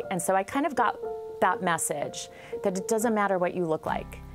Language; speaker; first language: English; native; English